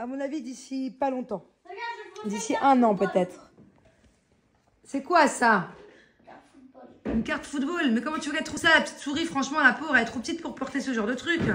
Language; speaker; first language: French; native; French